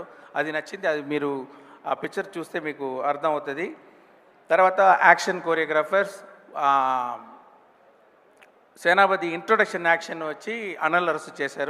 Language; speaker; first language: Telugu; non-native, learner; Tamil